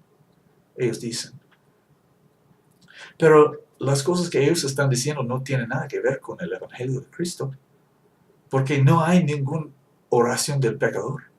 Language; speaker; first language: Spanish; non-native, fluent; English